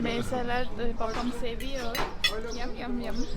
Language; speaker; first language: Turkish; non-native, learner; Estonian